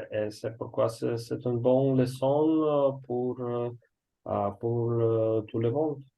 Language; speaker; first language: French; non-native, learner; Russian